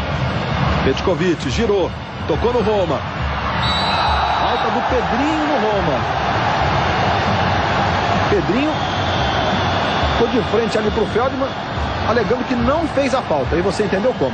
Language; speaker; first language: Portuguese; native; Portuguese